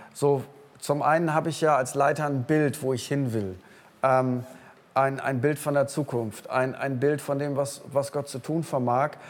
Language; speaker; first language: German; native; German